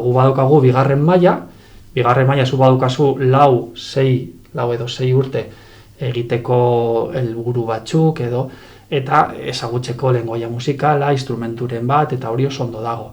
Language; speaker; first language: Basque; non-native, local second language; Spanish